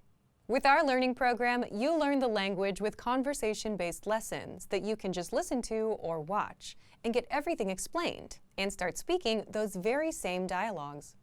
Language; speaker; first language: English; native; English